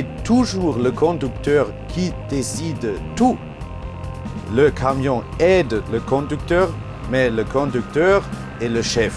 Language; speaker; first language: French; non-native, learner; German